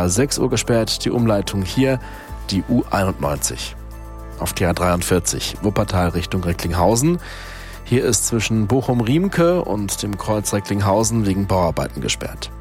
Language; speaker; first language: German; native; German